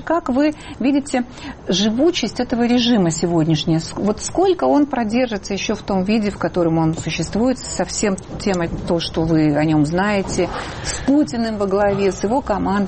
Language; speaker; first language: Russian; native; Russian